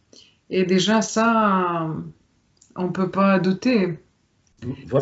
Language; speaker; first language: French; non-native, fluent; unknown